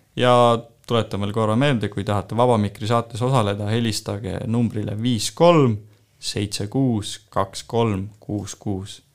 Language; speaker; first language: Estonian; native; Estonian